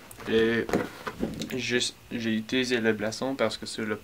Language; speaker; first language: French; non-native, learner; English